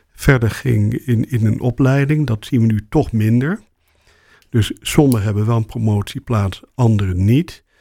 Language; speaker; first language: Dutch; native; Dutch